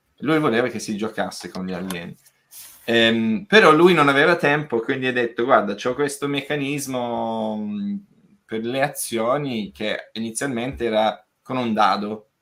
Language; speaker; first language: Italian; non-native, fluent; English